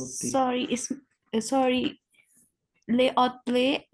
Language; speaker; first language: French; non-native, learner; Punjabi